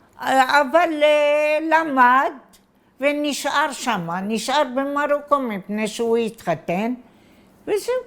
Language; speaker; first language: Hebrew; non-native, fluent; Arabic